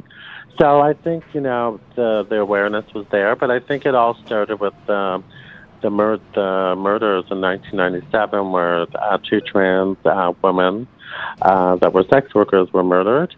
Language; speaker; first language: English; native; English